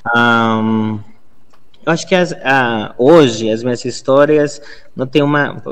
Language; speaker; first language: Portuguese; non-native, fluent; Spanish